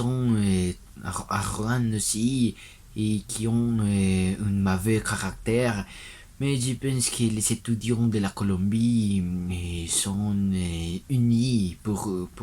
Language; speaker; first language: French; non-native, learner; Spanish